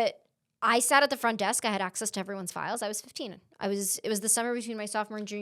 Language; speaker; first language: English; native; English